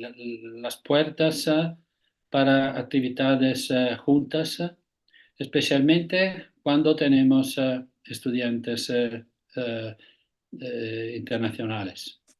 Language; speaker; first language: Spanish; non-native, fluent; Italian